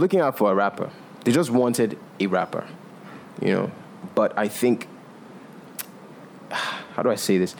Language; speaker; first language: English; non-native, local second language; Yoruba